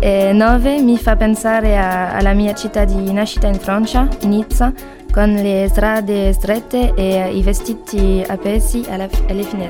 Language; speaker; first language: Italian; non-native, learner; French